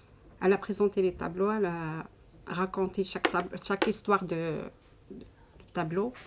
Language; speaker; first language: French; non-native, learner; Arabic